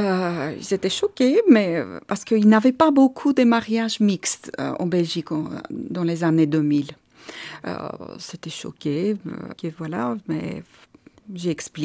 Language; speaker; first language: French; non-native, fluent; Armenian